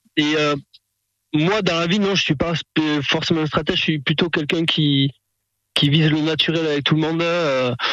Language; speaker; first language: French; native; French